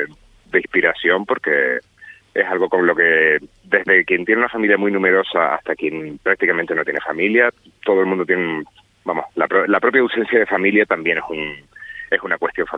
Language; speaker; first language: Spanish; native; Spanish